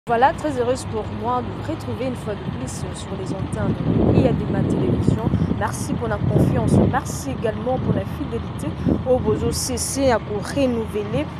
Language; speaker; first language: French; non-native, local second language; Lingala